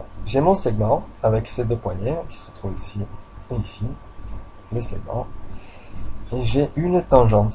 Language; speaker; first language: French; native; French